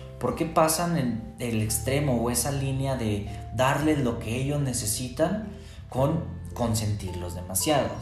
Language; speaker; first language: Spanish; native; Spanish